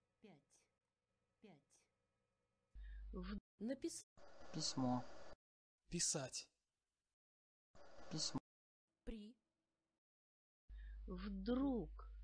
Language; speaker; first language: Russian; non-native, learner; English